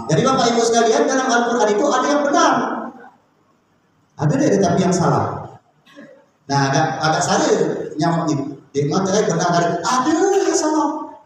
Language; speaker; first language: Indonesian; native; Indonesian